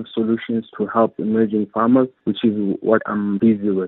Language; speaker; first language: English; non-native, local second language; Zulu